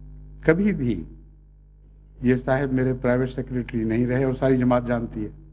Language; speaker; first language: Urdu; native; Urdu